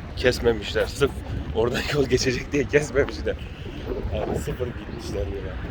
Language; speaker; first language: Turkish; early bilingual, heritage; Turkish